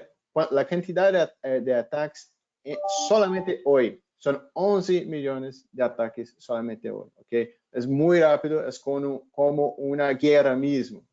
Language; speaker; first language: Spanish; non-native, fluent; Portuguese